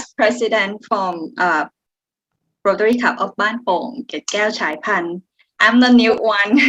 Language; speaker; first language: English; non-native, learner; Thai